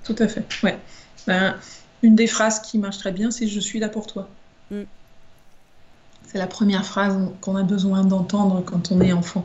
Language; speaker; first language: French; native; French